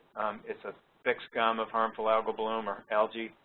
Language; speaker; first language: English; native; English